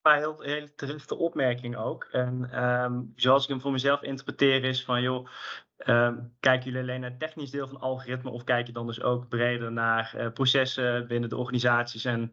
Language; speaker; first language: Dutch; native; Dutch